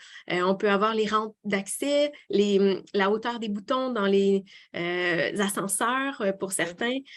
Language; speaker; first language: French; native; French